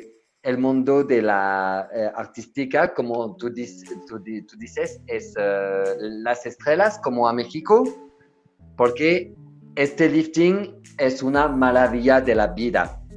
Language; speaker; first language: Spanish; non-native, learner; French